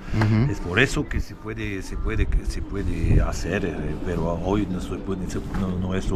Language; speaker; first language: Spanish; non-native, learner; French